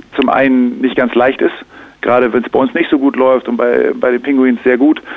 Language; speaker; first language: German; native; German